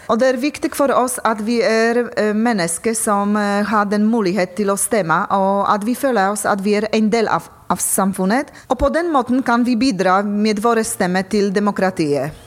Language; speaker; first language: Norwegian; non-native, fluent; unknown